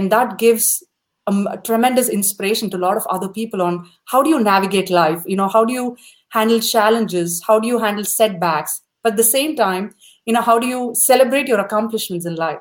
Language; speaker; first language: English; non-native, local second language; Tamil